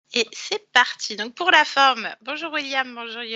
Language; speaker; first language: French; native; French